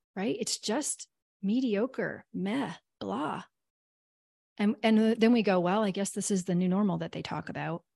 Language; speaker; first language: English; native; English